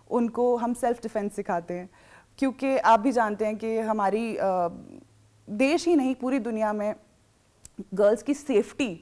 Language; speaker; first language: Hindi; native; Hindi